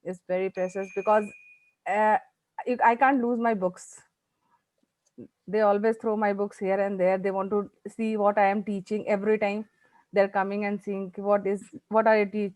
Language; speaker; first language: English; non-native, learner; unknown